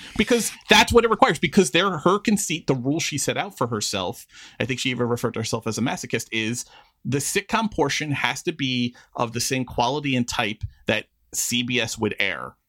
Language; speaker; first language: English; native; English